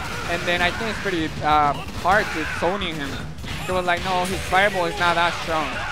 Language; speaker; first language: English; non-native, learner; Spanish